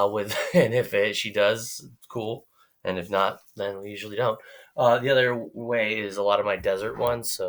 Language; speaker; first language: English; native; English